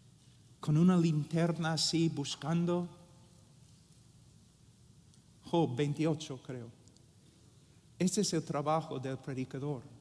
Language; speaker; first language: Spanish; non-native, fluent; English